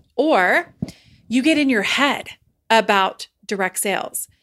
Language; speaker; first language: English; native; English